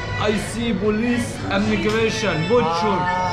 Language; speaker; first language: English; non-native, learner; Arabic